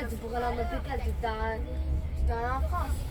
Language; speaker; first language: French; native; French